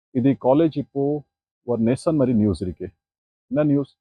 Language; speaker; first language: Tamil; non-native, learner; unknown